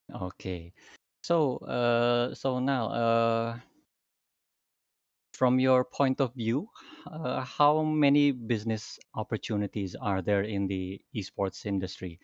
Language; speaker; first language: English; non-native, fluent; Indonesian